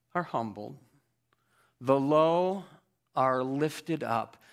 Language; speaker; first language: English; native; English